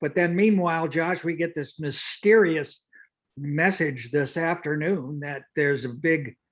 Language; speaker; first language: English; native; English